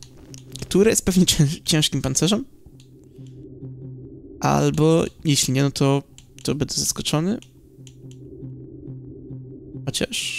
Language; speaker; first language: Polish; native; Polish